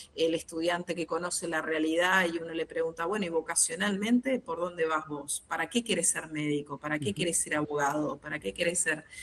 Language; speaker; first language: Spanish; native; Spanish